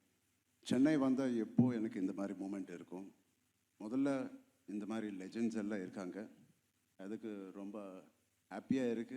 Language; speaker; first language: Tamil; non-native, local second language; Telugu